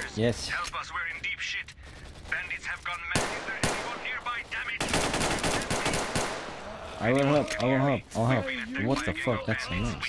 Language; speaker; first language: English; non-native, local second language; Filipino